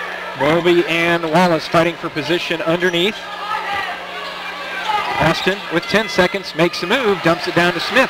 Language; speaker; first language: English; native; English